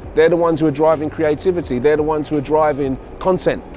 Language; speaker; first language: English; native; English